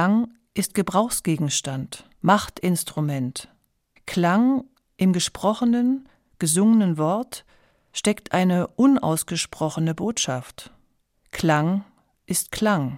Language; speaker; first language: German; native; German